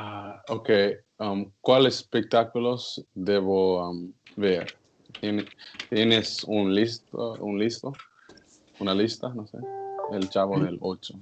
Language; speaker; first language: Spanish; non-native, learner; English